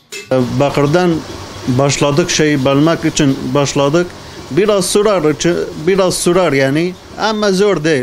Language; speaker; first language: Turkish; non-native, learner; Arabic